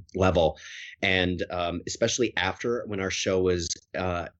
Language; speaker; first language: English; native; English